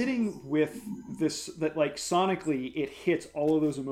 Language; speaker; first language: English; native; English